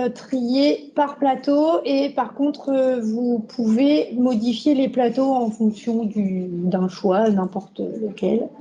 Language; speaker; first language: French; native; French